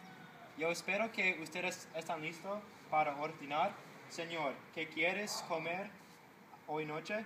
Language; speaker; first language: Spanish; non-native, learner; English